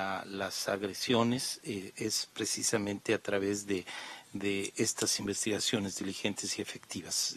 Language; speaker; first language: Spanish; native; Spanish